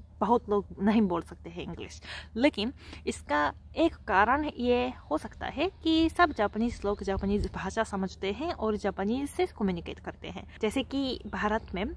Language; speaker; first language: Hindi; non-native, fluent; Japanese